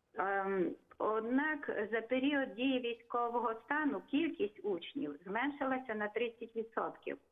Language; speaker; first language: Ukrainian; non-native, local second language; Hungarian